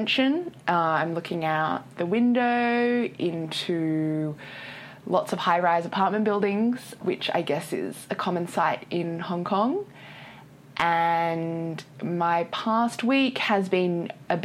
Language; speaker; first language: English; native; English